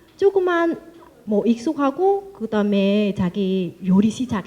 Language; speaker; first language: Korean; non-native, learner; Vietnamese